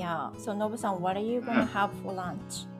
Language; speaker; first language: English; non-native, fluent; Japanese